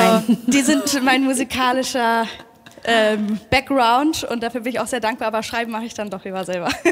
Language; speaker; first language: German; native; German